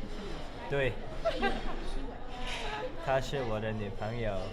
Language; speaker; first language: Chinese; non-native, learner; Cantonese